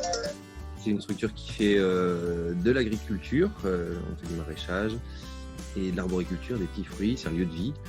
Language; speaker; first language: French; native; French